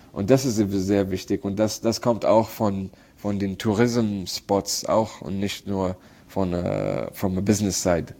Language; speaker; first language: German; non-native, learner; Arabic